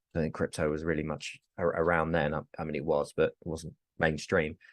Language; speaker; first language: English; native; English